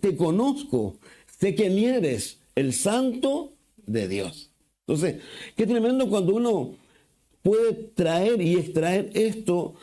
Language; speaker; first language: Spanish; native; Spanish